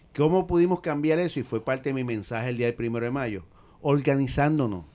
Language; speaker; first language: Spanish; native; Spanish